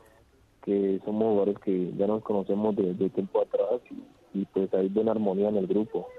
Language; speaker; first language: Spanish; native; Spanish